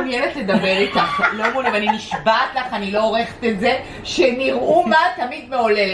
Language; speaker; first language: Hebrew; native; Hebrew